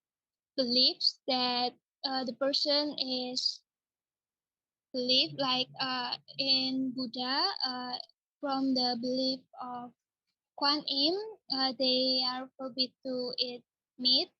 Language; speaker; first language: English; non-native, learner; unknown